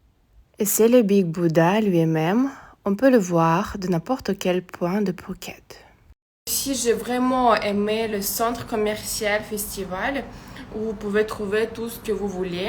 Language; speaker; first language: French; non-native, fluent; Russian